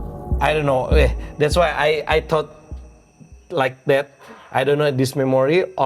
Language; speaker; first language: English; non-native, learner; Indonesian